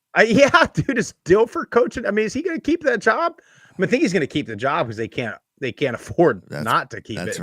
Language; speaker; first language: English; native; English